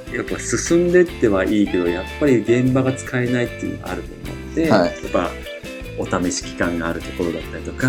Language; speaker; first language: Japanese; native; Japanese